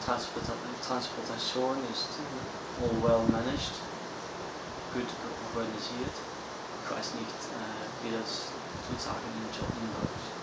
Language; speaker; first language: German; non-native, learner; Dutch